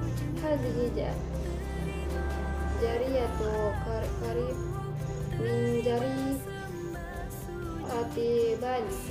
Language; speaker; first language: Arabic; non-native, learner; Indonesian